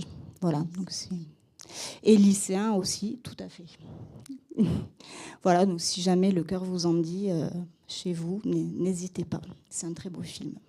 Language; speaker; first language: French; native; French